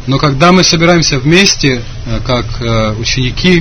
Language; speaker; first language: Russian; native; Russian